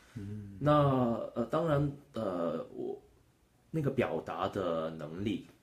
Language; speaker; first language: Chinese; non-native, local second language; Cantonese